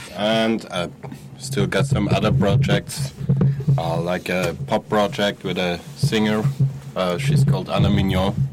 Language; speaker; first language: English; non-native, fluent; Spanish